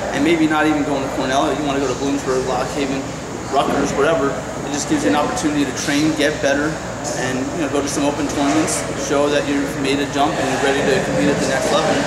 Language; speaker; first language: English; native; English